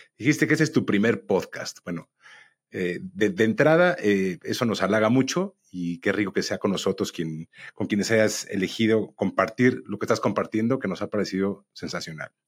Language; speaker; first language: Spanish; native; Spanish